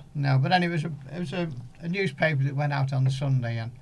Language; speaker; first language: English; native; English